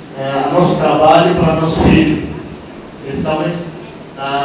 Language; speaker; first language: Portuguese; non-native, local second language; Yanomámi